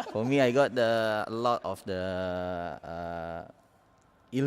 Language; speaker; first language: English; non-native, learner; Indonesian